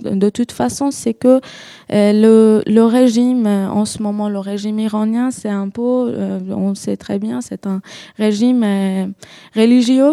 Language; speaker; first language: French; non-native, learner; Persian